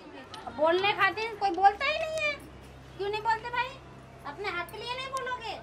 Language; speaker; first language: Hindi; native; Hindi